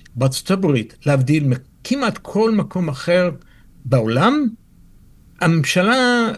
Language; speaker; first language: Hebrew; non-native, fluent; English